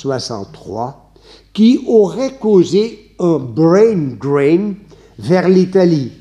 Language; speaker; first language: French; non-native, fluent; Dutch